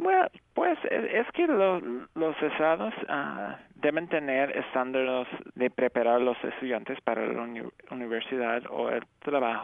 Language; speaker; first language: Spanish; early bilingual, heritage; English